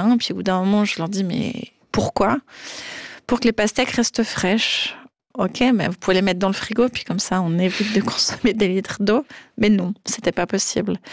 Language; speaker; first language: French; native; French